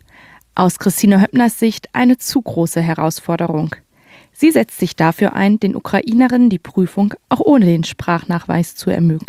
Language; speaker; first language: German; native; German